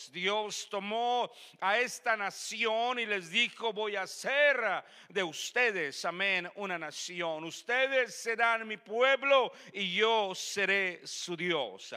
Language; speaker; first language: Spanish; native; Spanish